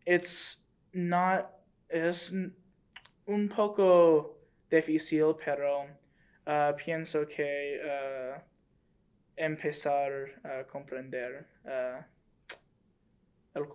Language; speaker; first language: Spanish; non-native, learner; English